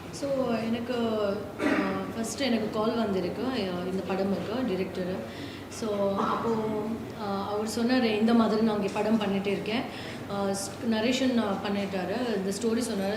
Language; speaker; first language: Tamil; non-native, learner; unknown